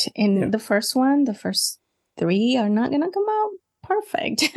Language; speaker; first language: English; non-native, fluent; Spanish